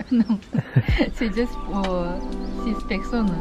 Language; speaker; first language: French; non-native, learner; Japanese